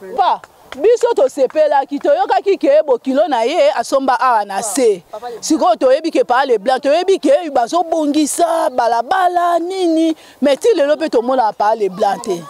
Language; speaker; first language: Lingala; native; Lingala